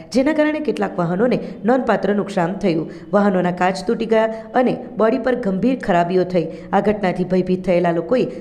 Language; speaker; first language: Gujarati; native; Gujarati